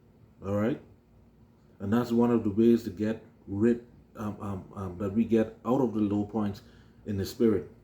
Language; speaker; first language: English; native; English